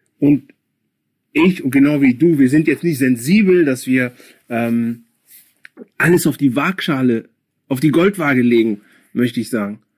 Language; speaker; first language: German; early bilingual, other home language; Akan